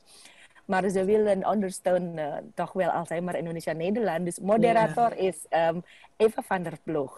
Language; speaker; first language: Dutch; non-native, learner; Indonesian